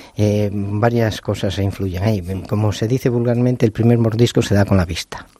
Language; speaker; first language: Spanish; native; Spanish